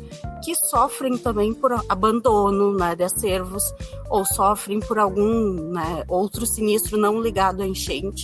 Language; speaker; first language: Portuguese; native; Portuguese